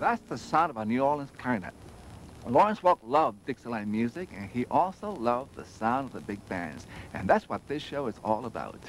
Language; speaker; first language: English; native; English